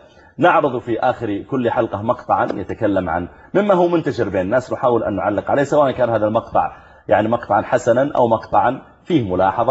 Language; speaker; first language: Arabic; native; Arabic